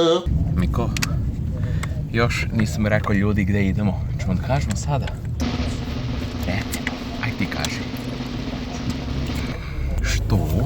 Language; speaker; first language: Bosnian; non-native, learner; English